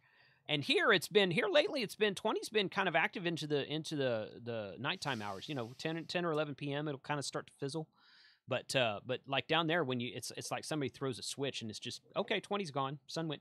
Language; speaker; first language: English; native; English